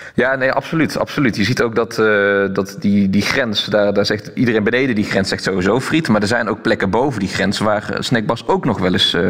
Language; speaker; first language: Dutch; native; Dutch